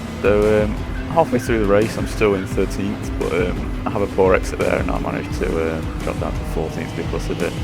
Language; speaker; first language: English; native; English